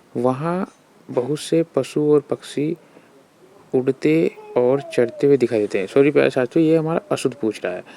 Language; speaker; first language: Hindi; native; Hindi